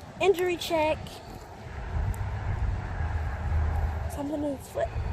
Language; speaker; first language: English; native; English